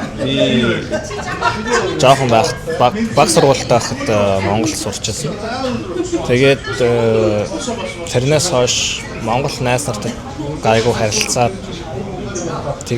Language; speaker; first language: Mongolian; non-native, fluent; Korean